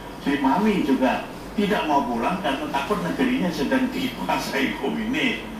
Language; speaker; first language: Indonesian; native; Indonesian